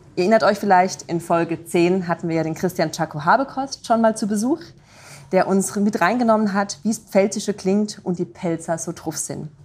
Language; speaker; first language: German; native; German